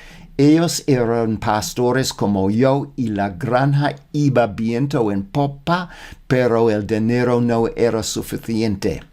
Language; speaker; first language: Spanish; non-native, learner; English